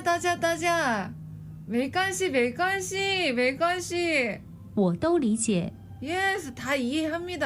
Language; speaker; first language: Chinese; non-native, learner; Korean